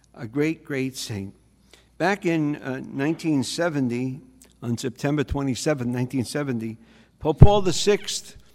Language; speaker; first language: English; native; English